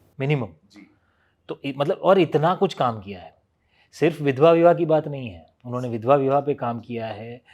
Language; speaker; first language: Hindi; non-native, local second language; Gujarati